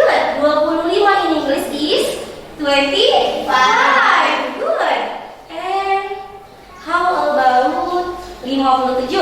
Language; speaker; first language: English; non-native, learner; Indonesian